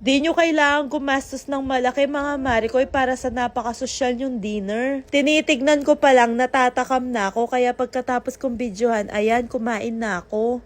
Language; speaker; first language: Filipino; non-native, local second language; Pampanga